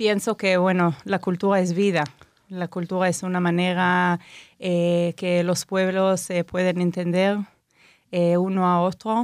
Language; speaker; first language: Spanish; non-native, fluent; Hebrew